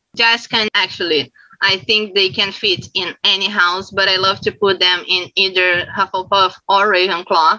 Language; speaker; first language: English; non-native, fluent; Portuguese